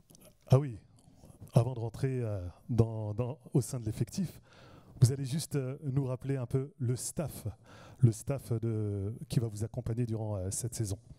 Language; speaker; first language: French; native; French